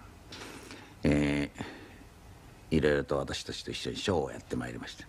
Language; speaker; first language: Japanese; native; Japanese